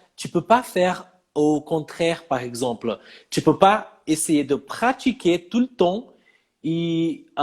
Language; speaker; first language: French; non-native, fluent; Portuguese